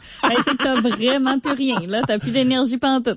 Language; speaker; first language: French; native; French